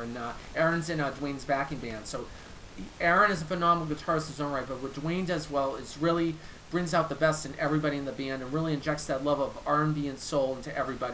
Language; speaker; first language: English; native; English